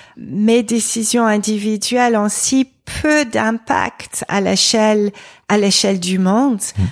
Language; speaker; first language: French; non-native, fluent; English